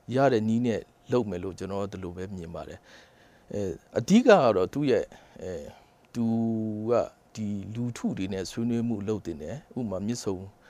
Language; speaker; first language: Burmese; non-native, local second language; Kachin